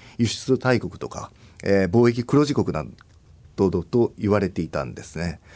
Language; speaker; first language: Japanese; native; Japanese